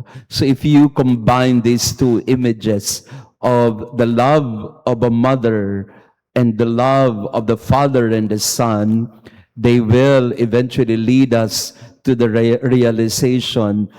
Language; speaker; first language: English; non-native, local second language; Filipino